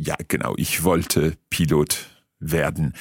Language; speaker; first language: German; non-native, fluent; English